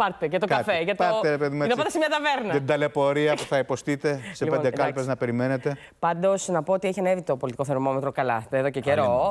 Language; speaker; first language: Greek; native; Greek